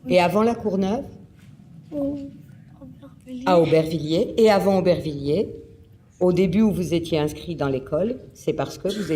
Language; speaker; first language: French; native; French